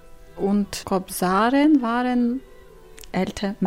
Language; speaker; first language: German; non-native, learner; Ukrainian